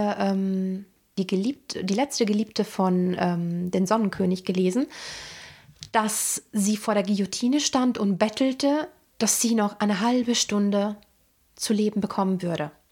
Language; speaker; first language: German; non-native, fluent; Italian